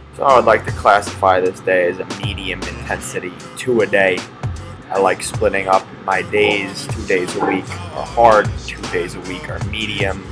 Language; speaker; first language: English; native; English